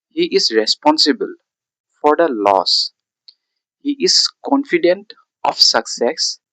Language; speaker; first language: English; non-native, local second language; Assamese